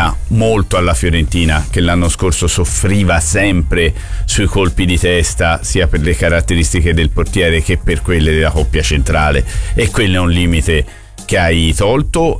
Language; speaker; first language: Italian; native; Italian